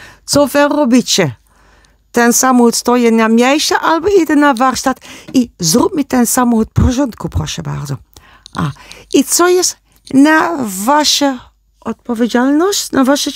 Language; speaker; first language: Polish; non-native, learner; Dutch